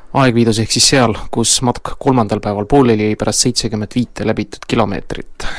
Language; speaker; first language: Estonian; native; Estonian